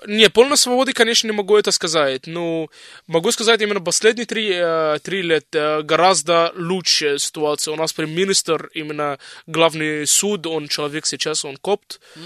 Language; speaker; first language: Russian; non-native, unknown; Arabic